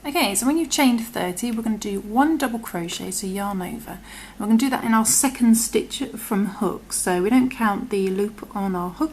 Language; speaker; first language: English; native; English